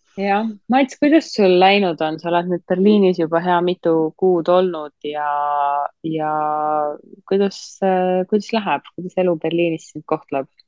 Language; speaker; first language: Estonian; native; Estonian